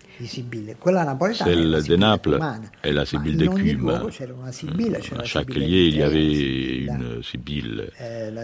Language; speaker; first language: French; non-native, fluent; Italian